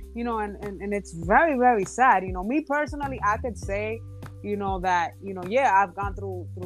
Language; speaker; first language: English; early bilingual, other home language; Spanish